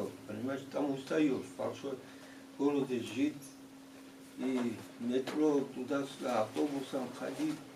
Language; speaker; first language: Russian; non-native, fluent; Georgian